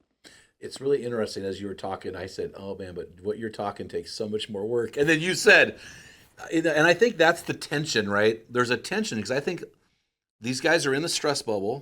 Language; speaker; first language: English; native; English